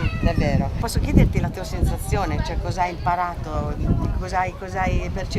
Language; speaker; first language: Italian; native; Italian